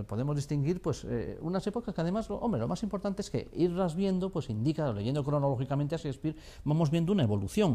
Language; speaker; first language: Spanish; native; Spanish